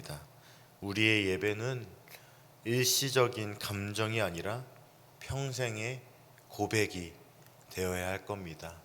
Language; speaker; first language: Korean; native; Korean